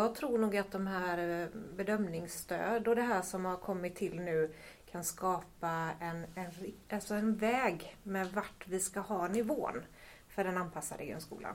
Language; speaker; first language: Swedish; native; Swedish